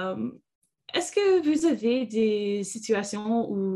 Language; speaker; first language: French; non-native, learner; English